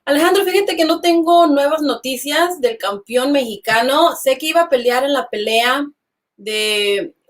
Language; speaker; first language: Spanish; early bilingual, heritage; Spanish